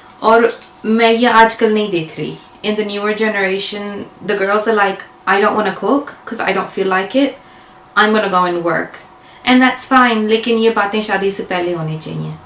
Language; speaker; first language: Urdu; early bilingual, heritage; Urdu